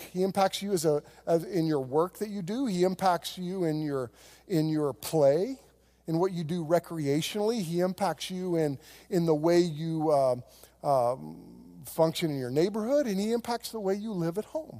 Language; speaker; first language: English; native; English